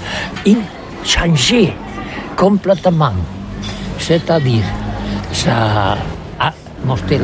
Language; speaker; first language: French; non-native, learner; Catalan